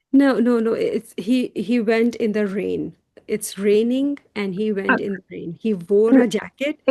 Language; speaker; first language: English; non-native, local second language; Hindi